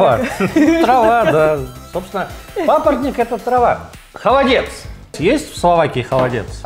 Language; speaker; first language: Russian; native; Russian